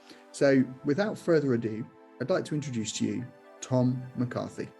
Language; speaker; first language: English; native; English